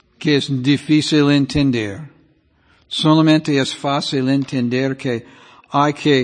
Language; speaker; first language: Spanish; non-native, fluent; English